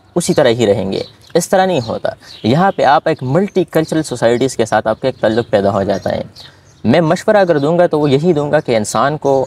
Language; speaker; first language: Urdu; non-native, local second language; Pashto